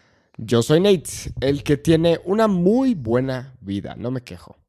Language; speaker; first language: Spanish; non-native, fluent; English